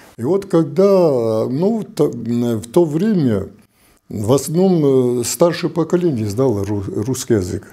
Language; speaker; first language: Russian; non-native, local second language; Adyghe